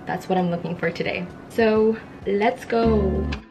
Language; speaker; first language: English; early bilingual, other home language; Japanese